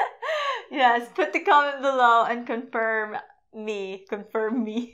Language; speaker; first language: English; non-native, local second language; Filipino